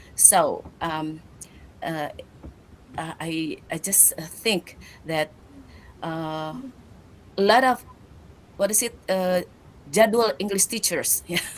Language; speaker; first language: English; non-native, learner; Indonesian